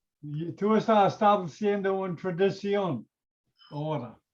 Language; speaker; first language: Spanish; non-native, learner; English